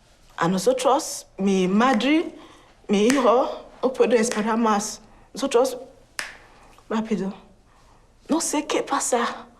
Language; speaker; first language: Spanish; non-native, learner; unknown